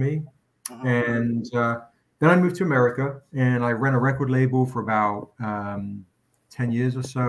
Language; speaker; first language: English; native; English